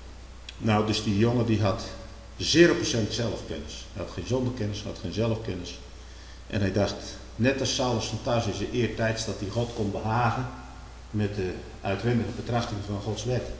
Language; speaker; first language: Dutch; native; Dutch